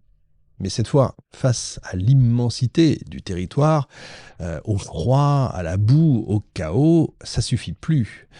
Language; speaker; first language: French; native; French